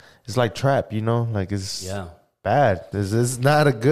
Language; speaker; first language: English; early bilingual, other home language; Spanish